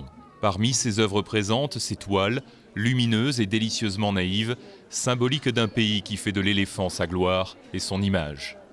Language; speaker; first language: French; native; French